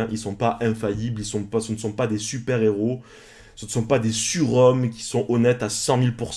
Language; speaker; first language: French; native; French